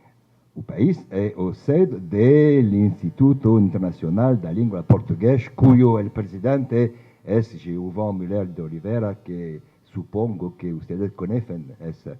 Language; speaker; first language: Spanish; non-native, fluent; French